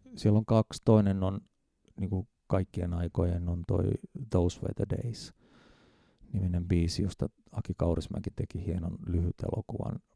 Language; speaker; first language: Finnish; native; Finnish